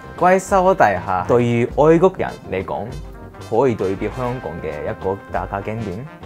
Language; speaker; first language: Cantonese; non-native, learner; Japanese